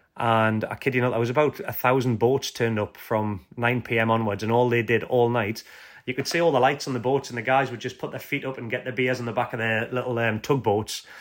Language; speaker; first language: English; native; English